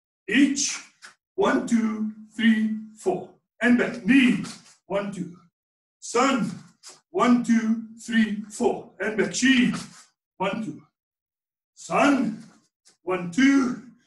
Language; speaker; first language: English; non-native, local second language; Afrikaans